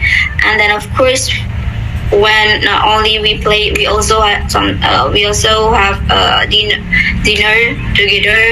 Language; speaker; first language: English; non-native, fluent; Indonesian